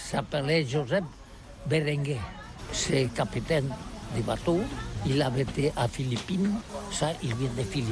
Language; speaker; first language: French; non-native, learner; Catalan